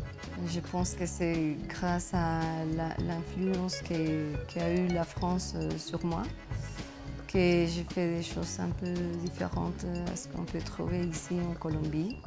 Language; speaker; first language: French; non-native, fluent; Spanish